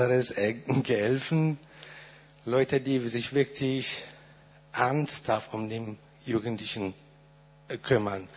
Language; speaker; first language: German; non-native, learner; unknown